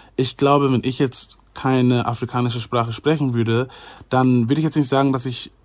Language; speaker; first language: German; native; German